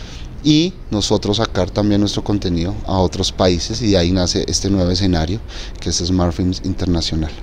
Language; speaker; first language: Spanish; native; Spanish